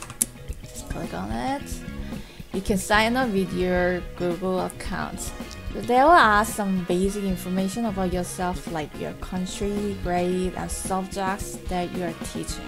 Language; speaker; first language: English; non-native, fluent; Korean